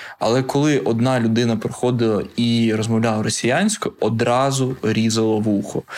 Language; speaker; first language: Ukrainian; non-native, local second language; Russian